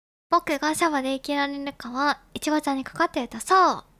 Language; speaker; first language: Japanese; native; Japanese